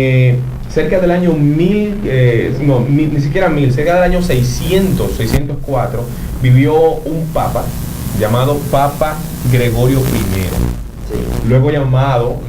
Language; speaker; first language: Spanish; native; Spanish